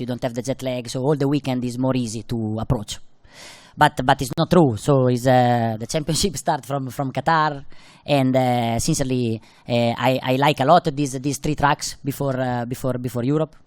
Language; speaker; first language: English; non-native, fluent; Italian